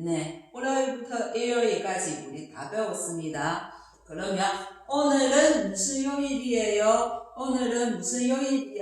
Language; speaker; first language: Korean; non-native, fluent; Chinese